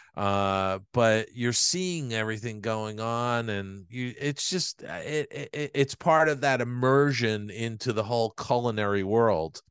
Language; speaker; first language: English; native; English